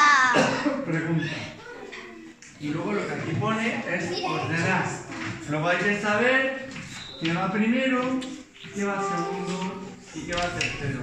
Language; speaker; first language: Spanish; native; Spanish